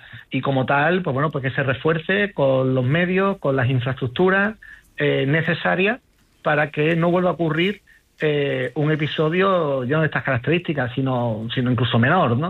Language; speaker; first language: Spanish; native; Spanish